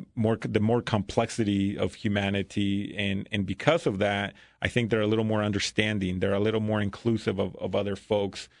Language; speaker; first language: English; early bilingual, other home language; Spanish